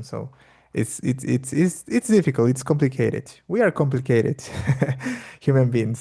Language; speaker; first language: English; non-native, fluent; Portuguese